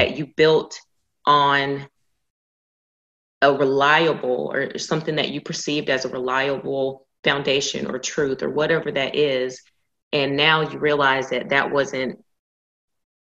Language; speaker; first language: English; native; English